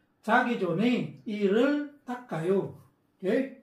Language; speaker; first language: Korean; non-native, fluent; Filipino